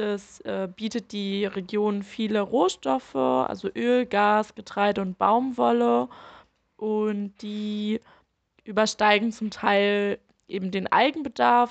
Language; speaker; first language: German; native; German